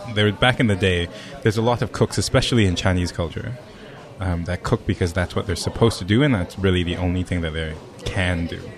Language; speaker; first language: English; non-native, local second language; Cantonese